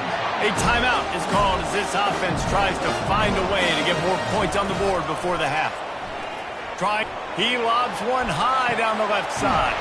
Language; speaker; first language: English; native; English